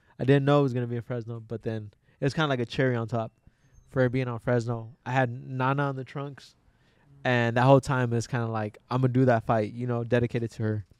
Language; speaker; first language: English; native; English